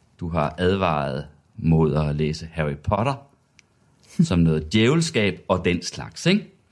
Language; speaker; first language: Danish; native; Danish